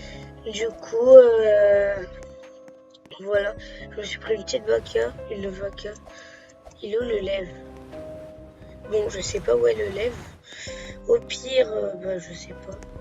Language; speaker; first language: French; native; French